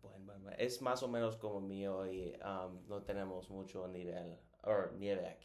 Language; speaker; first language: Spanish; non-native, learner; English